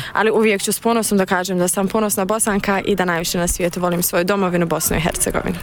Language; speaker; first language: Slovenian; early bilingual, other home language; Bosnian